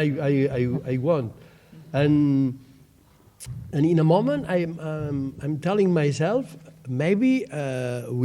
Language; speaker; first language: English; non-native, learner; Catalan